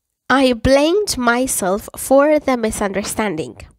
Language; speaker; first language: English; non-native, fluent; Persian